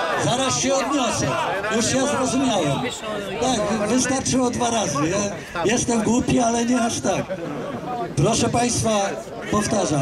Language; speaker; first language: Polish; native; Polish